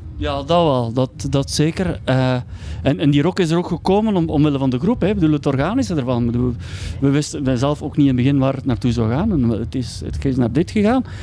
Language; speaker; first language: Dutch; native; Dutch